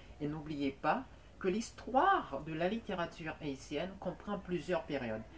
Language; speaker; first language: French; non-native, local second language; Haitian Creole